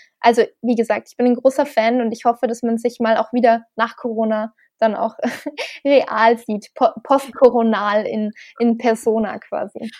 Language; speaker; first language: German; native; German